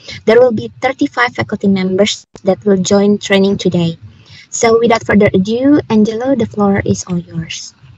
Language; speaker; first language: English; non-native, fluent; Indonesian